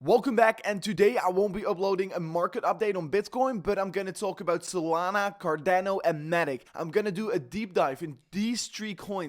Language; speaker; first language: English; non-native, fluent; Dutch